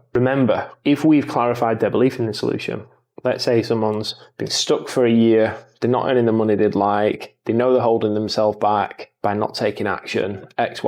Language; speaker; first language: English; native; English